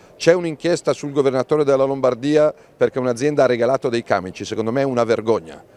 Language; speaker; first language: Italian; native; Italian